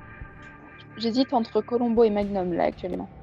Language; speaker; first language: French; native; French